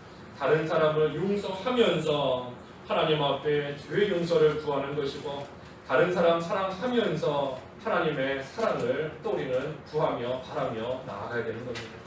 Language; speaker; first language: Korean; native; Korean